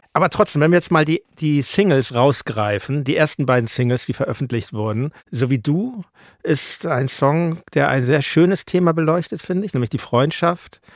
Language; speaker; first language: German; native; German